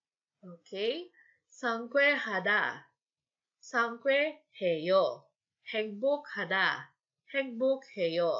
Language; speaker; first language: Korean; non-native, fluent; Filipino